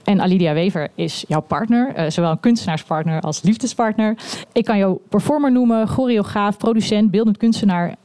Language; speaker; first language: Dutch; native; Dutch